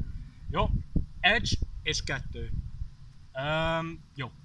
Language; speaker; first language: Hungarian; non-native, learner; Welsh